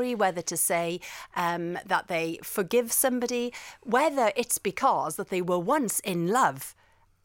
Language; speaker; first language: English; non-native, local second language; Welsh